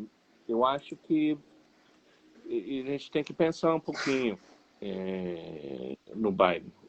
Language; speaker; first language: Portuguese; non-native, fluent; English